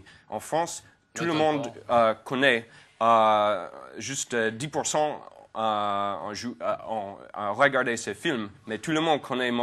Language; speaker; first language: French; non-native, fluent; English